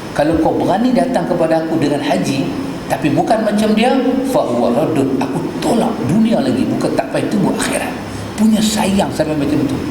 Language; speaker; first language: Malay; native; Malay